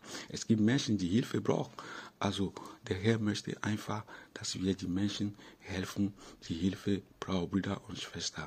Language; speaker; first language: German; non-native, fluent; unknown